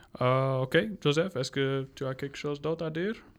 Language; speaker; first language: French; non-native, local second language; English